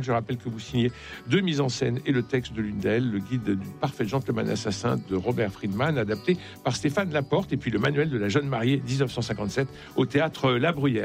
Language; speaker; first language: French; native; French